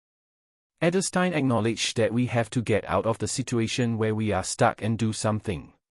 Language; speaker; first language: English; non-native, fluent; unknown